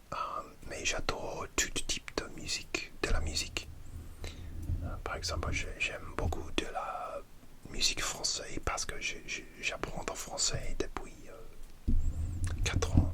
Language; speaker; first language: French; non-native, learner; English